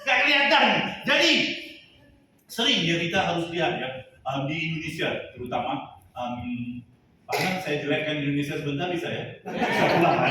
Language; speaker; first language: Indonesian; non-native, fluent; Tamil